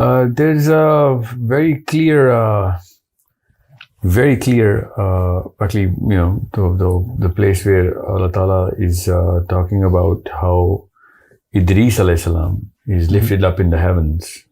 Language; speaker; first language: English; non-native, local second language; Urdu